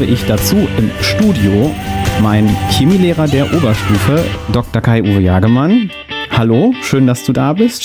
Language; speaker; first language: German; native; German